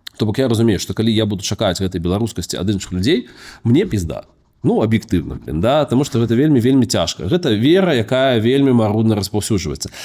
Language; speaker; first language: Belarusian; non-native, local second language; Russian